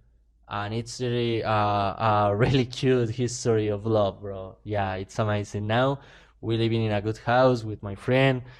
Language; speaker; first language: English; non-native, learner; Spanish